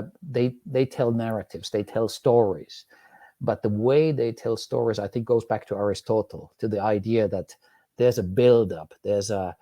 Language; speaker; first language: English; non-native, fluent; Finnish